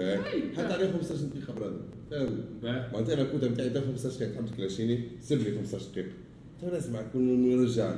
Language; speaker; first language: Arabic; native; Arabic